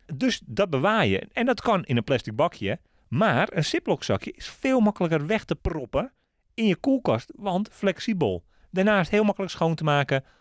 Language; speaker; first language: Dutch; native; Dutch